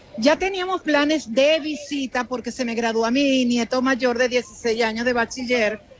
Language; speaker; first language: Spanish; native; Spanish